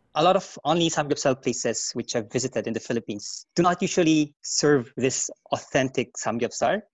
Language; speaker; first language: English; non-native, fluent; Korean